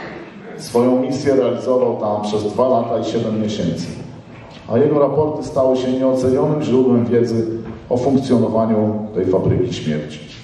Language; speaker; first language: Polish; native; Polish